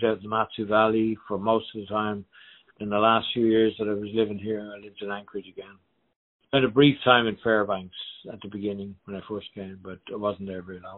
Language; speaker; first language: English; native; English